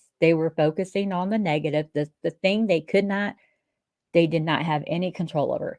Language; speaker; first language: English; native; English